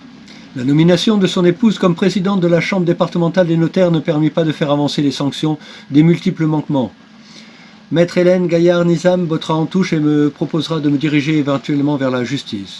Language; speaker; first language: French; native; French